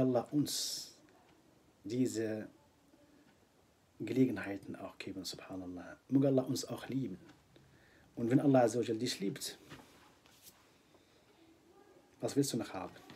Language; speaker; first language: German; non-native, fluent; Arabic